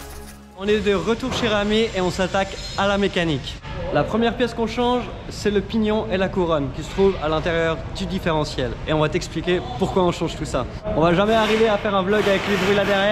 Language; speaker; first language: French; native; French